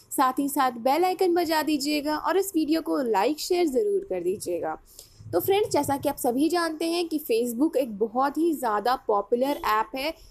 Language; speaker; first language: Hindi; native; Hindi